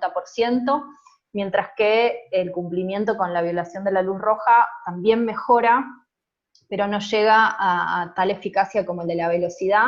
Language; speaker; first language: Spanish; native; Spanish